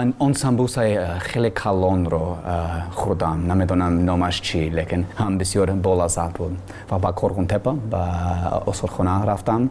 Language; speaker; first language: Tajik; non-native, learner; English